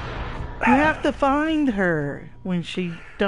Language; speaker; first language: English; native; English